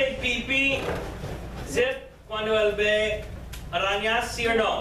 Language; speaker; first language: Spanish; non-native, fluent; English